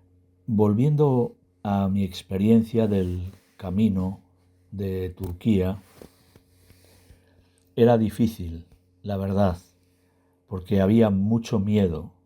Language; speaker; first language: Spanish; non-native, learner; Berber languages